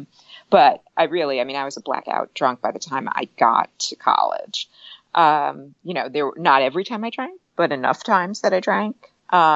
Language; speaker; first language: English; native; English